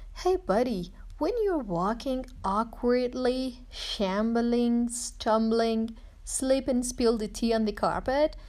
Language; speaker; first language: English; non-native, fluent; Persian